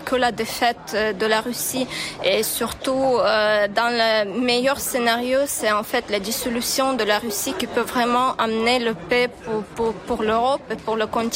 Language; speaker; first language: French; non-native, fluent; Ukrainian